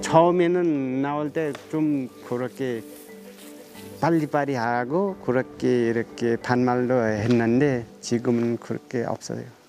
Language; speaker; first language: Korean; non-native, learner; Nepali